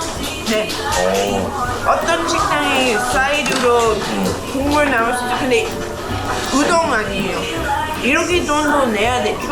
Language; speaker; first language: Korean; non-native, learner; English